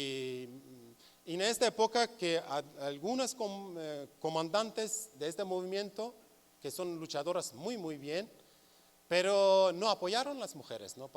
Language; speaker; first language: Spanish; non-native, learner; Kurdish